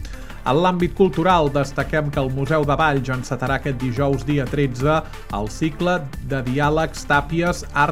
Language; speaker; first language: Catalan; native; Catalan